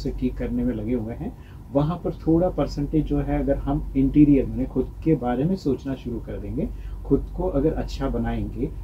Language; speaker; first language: Hindi; non-native, local second language; Marathi